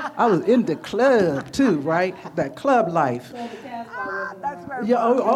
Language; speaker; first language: English; native; English